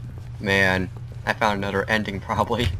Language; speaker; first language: English; native; English